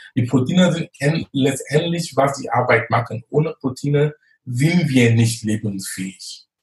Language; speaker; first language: German; non-native, fluent; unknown